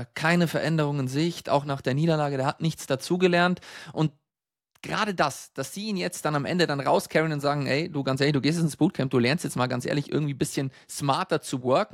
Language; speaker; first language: German; native; German